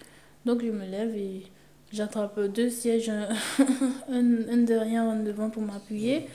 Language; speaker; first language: French; native; French